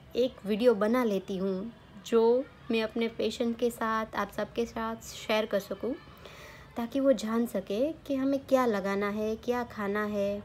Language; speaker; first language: Hindi; non-native, local second language; Gujarati